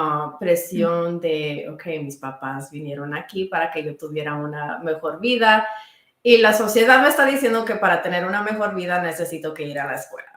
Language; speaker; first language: Spanish; early bilingual, heritage; Spanish